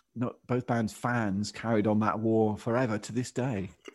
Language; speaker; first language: English; native; English